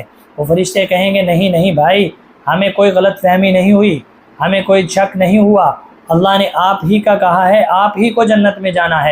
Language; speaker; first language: Urdu; native; Urdu